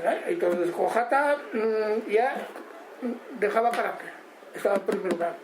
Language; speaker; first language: Spanish; non-native, learner; Japanese